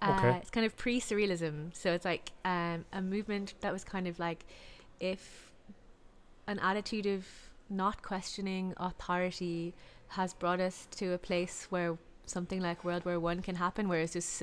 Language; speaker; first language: English; native; English